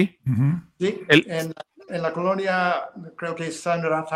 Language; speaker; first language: Spanish; non-native, fluent; English